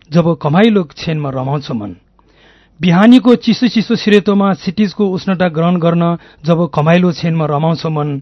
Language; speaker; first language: Nepali; non-native, local second language; Newari